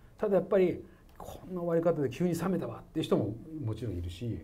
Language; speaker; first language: Japanese; native; Japanese